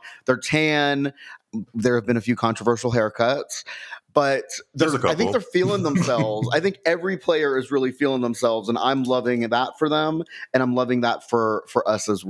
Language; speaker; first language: English; native; English